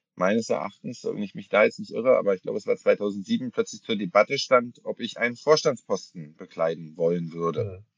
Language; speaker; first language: German; native; German